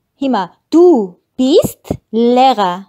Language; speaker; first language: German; non-native, fluent; Armenian